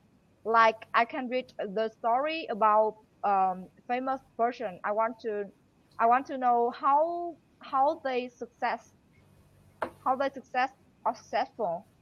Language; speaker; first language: English; non-native, learner; Vietnamese